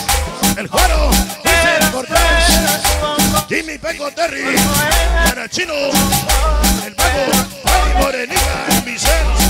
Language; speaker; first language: Spanish; native; Spanish